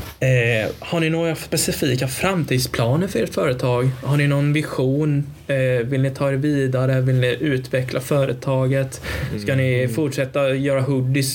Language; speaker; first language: Swedish; native; Swedish